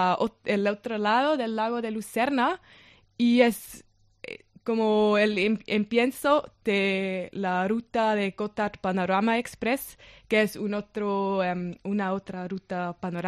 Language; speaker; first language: Spanish; non-native, learner; German